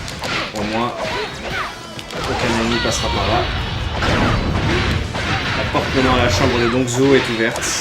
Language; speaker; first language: French; native; French